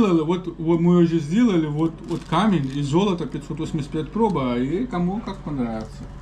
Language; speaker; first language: Russian; non-native, learner; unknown